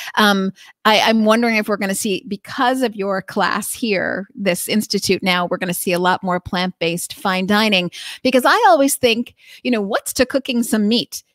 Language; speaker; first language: English; native; English